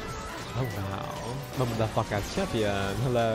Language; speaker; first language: English; native; English